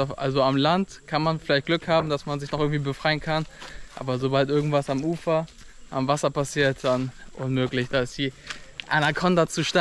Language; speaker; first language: German; native; German